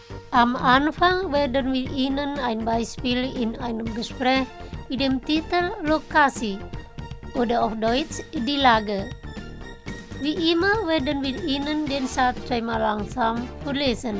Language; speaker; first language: German; non-native, fluent; Indonesian